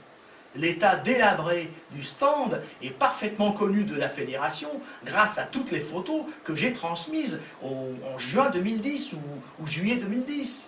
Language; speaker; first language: French; native; French